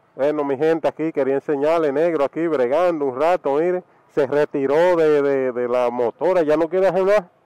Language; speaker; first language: Spanish; early bilingual, heritage; Spanish